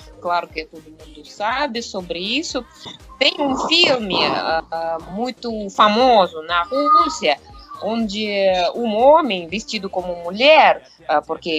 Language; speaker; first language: Portuguese; non-native, fluent; Russian